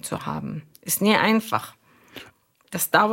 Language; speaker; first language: German; non-native, learner; Arabic